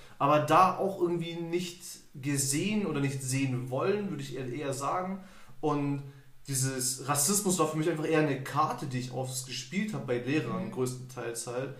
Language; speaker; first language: German; early bilingual, other home language; Turkish